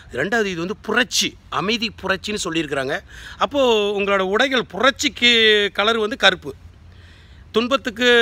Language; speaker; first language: Tamil; native; Tamil